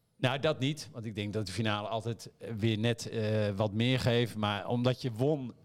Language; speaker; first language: Dutch; native; Dutch